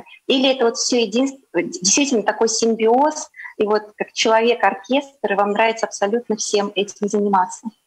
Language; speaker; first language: Russian; native; Russian